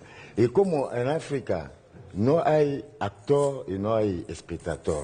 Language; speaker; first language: Spanish; non-native, learner; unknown